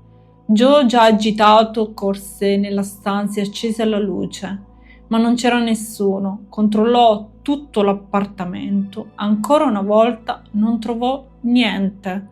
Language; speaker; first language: Italian; native; Italian